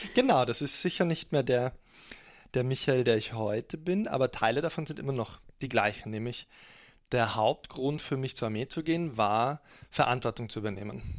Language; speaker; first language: German; native; German